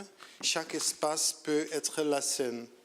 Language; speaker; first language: French; non-native, learner; Dutch